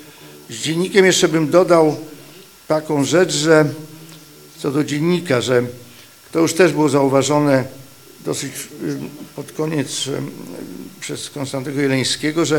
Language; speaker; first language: Polish; native; Polish